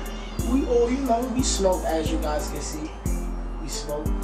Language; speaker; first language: English; native; English